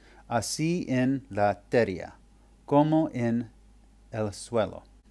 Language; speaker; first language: Spanish; non-native, learner; English